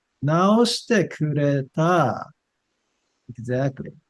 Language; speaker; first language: Japanese; non-native, fluent; English